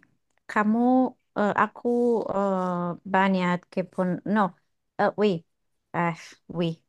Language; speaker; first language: Indonesian; non-native, learner; English